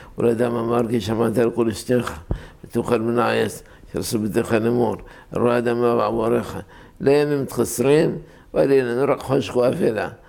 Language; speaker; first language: Hebrew; native; Hebrew